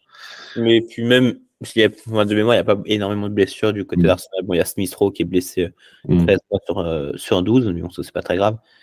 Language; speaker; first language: French; native; French